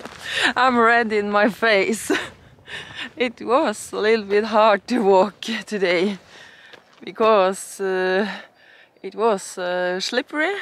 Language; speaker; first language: English; non-native, learner; Norwegian